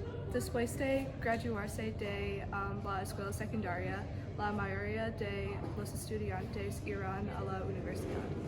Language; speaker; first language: Spanish; non-native, learner; English